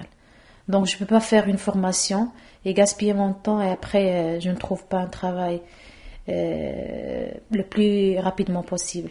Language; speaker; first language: French; non-native, local second language; Arabic